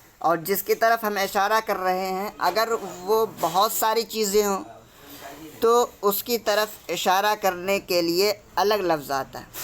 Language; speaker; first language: Urdu; native; Urdu